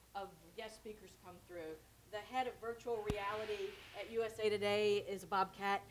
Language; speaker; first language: English; native; English